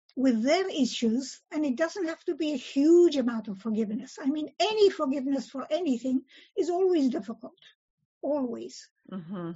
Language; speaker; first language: English; early bilingual, other home language; Polish